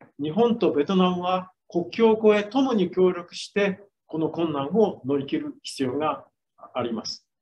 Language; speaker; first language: Japanese; native; Japanese